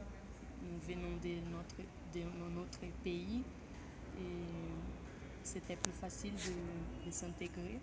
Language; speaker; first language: French; non-native, fluent; Portuguese